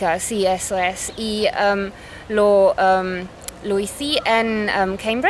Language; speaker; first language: Spanish; non-native, fluent; German